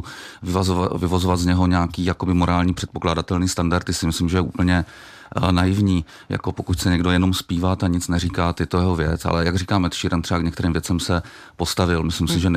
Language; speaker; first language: Czech; native; Czech